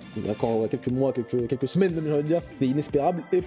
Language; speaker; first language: French; native; French